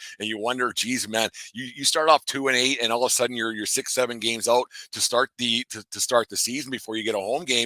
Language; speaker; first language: English; native; English